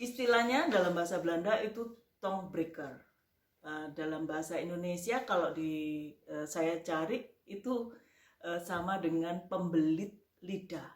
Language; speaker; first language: Indonesian; native; Indonesian